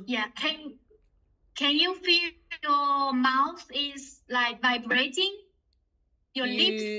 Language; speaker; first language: English; non-native, fluent; Chinese